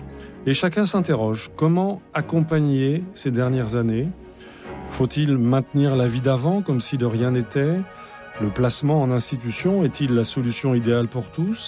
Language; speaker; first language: French; native; French